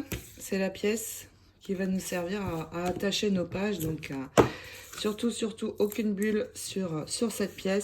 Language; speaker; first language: French; native; French